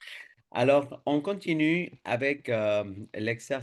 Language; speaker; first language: French; non-native, fluent; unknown